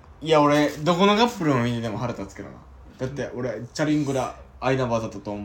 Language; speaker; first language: Japanese; native; Japanese